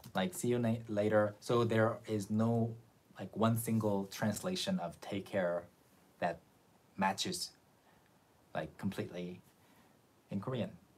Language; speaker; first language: English; non-native, fluent; Korean